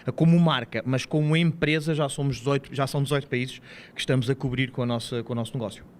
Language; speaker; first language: Portuguese; native; Portuguese